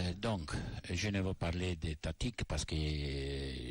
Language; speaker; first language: French; non-native, learner; Italian